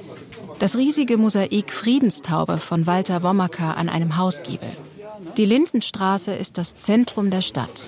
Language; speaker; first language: German; native; German